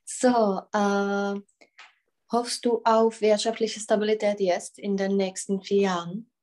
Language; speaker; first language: German; non-native, fluent; Czech